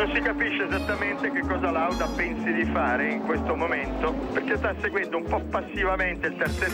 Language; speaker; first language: Italian; native; Italian